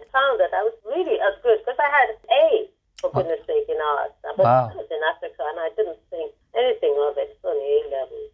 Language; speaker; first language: English; non-native, local second language; Igbo